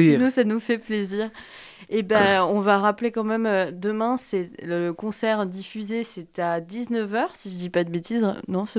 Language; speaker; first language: French; native; French